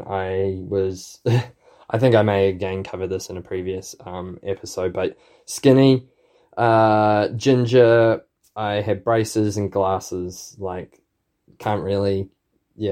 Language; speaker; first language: English; native; English